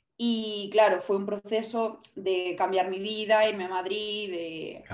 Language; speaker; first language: Spanish; native; Spanish